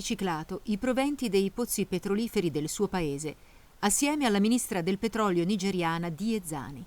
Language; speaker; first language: Italian; native; Italian